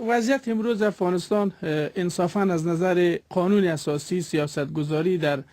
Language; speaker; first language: Persian; native; Persian